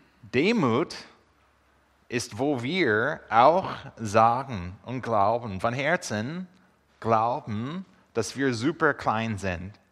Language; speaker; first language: German; non-native, fluent; English